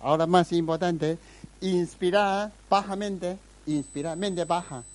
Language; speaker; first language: Spanish; non-native, learner; Chinese